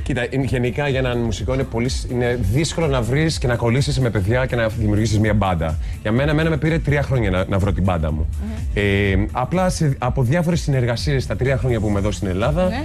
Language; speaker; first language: Greek; early bilingual, heritage; Greek